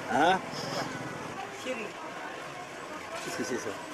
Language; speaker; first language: French; native; French